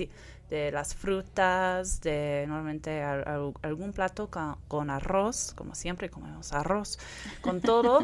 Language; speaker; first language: Spanish; non-native, fluent; English